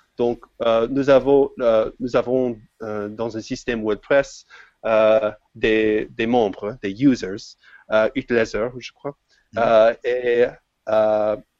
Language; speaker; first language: French; non-native, fluent; English